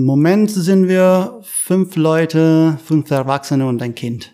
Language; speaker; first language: German; non-native, fluent; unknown